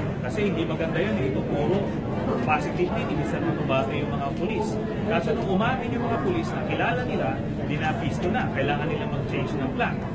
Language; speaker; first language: Filipino; native; Filipino